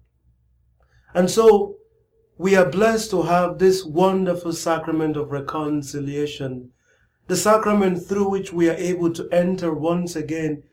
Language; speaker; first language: English; non-native, local second language; Igbo